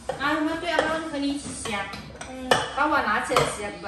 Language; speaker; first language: Chinese; native; Chinese